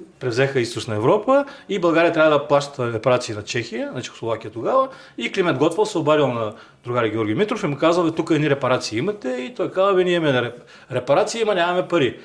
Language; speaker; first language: Bulgarian; native; Bulgarian